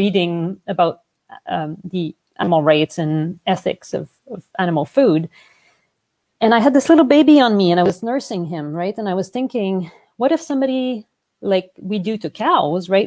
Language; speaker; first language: English; non-native, fluent; French